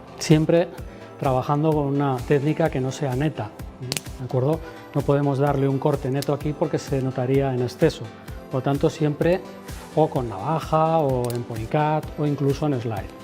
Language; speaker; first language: Spanish; native; Spanish